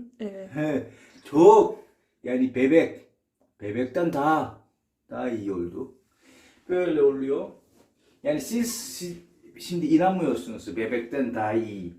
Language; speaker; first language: Turkish; non-native, learner; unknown